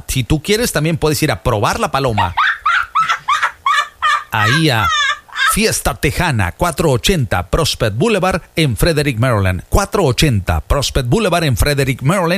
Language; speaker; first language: Spanish; native; Spanish